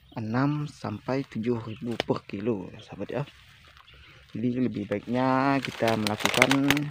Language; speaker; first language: Indonesian; non-native, local second language; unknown